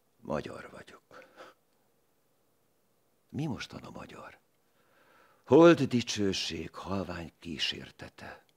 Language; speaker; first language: Hungarian; native; Hungarian